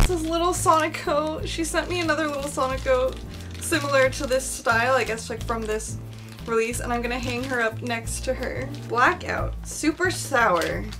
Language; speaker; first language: English; native; English